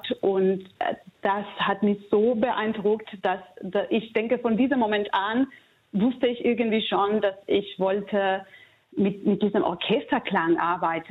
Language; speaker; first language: German; non-native, fluent; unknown